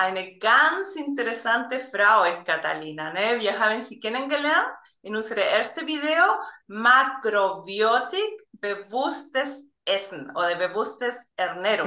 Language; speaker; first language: German; non-native, fluent; Spanish